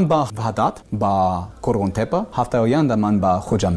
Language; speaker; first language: Persian; non-native, learner; English